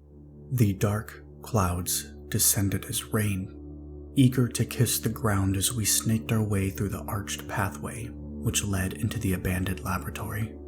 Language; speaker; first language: English; native; English